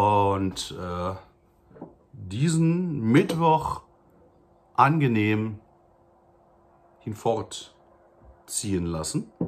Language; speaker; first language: German; native; German